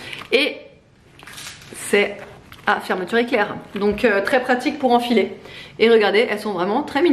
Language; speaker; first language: French; native; French